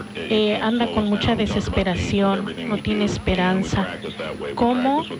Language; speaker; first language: Spanish; native; Spanish